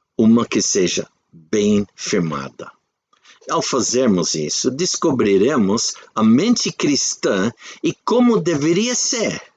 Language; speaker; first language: Portuguese; non-native, fluent; English